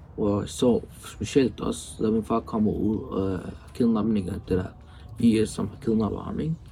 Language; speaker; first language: Danish; early bilingual, other home language; Arabic